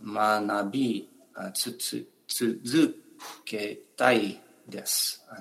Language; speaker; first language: Japanese; non-native, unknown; English